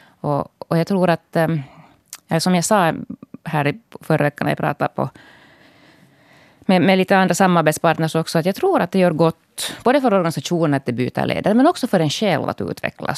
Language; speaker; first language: Swedish; native; Swedish